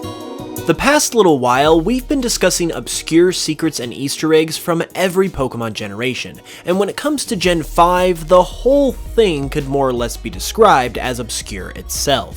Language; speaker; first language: English; native; English